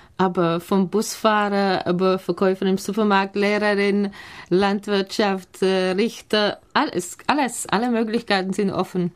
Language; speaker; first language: German; non-native, fluent; Czech